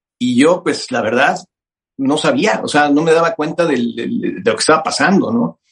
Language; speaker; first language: Spanish; native; Spanish